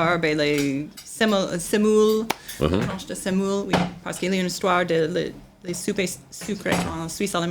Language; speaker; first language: French; non-native, learner; English